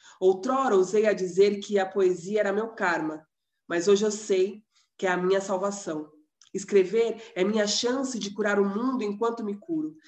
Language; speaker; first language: Portuguese; native; Portuguese